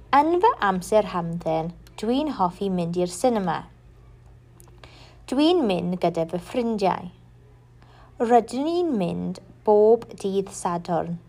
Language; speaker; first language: Welsh; non-native, learner; English